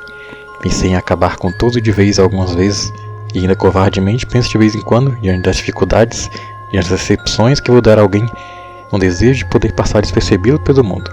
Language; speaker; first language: Portuguese; native; Portuguese